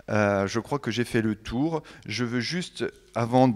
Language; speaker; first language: French; native; French